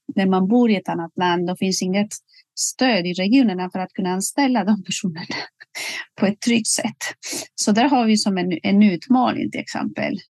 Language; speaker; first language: Swedish; non-native, fluent; Spanish